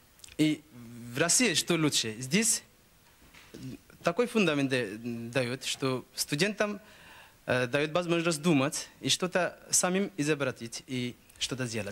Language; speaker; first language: Russian; non-native, fluent; Bangla